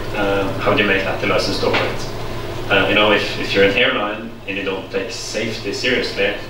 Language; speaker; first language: English; non-native, fluent; Norwegian